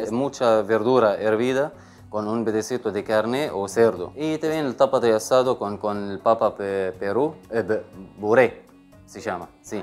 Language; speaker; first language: Spanish; non-native, learner; Arabic